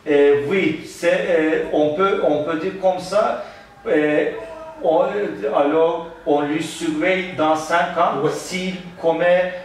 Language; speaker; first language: French; non-native, learner; Turkish